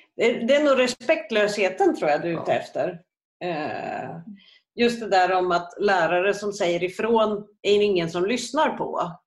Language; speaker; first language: Swedish; native; Swedish